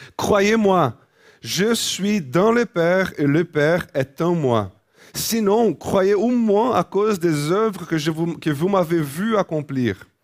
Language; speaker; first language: French; non-native, fluent; Portuguese